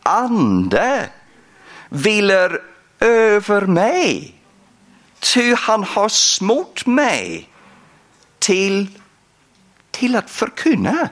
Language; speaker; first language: Swedish; non-native, fluent; English